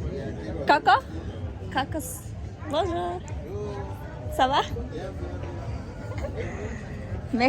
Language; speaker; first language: French; non-native, learner; Kazakh